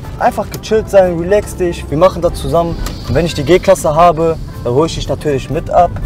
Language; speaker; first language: German; early bilingual, other home language; Turkish